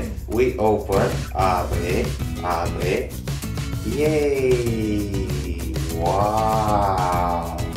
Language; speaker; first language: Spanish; non-native, fluent; Italian